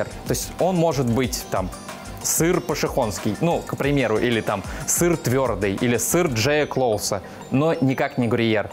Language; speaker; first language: Russian; native; Russian